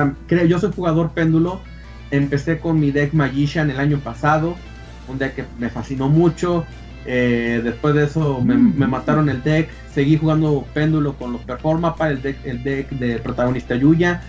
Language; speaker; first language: Spanish; native; Spanish